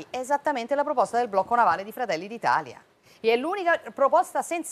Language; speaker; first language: Italian; native; Italian